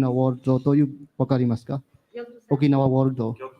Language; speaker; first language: Japanese; non-native, learner; Burmese